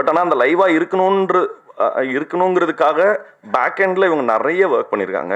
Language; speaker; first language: Tamil; native; Tamil